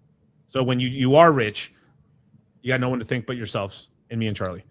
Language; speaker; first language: English; native; English